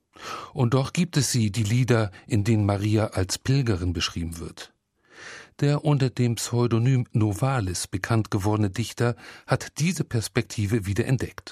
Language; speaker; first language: German; native; German